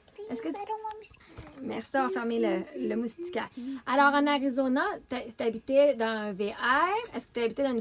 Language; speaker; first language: French; native; French